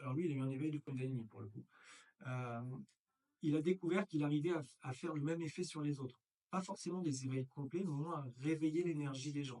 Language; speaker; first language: French; native; French